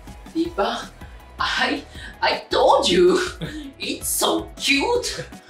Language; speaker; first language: English; non-native, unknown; Japanese